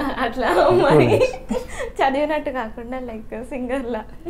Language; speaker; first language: Telugu; native; Telugu